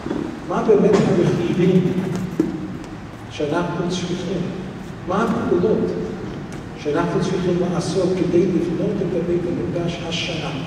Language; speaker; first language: Hebrew; non-native, fluent; English